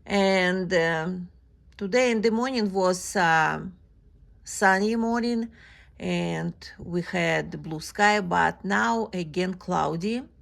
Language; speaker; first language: English; non-native, learner; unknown